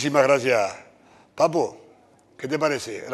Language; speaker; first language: Spanish; native; Spanish